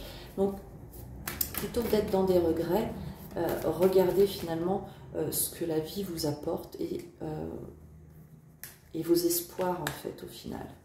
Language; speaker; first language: French; native; French